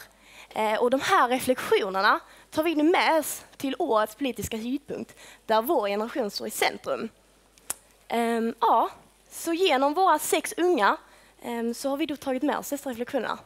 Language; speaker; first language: Swedish; native; Swedish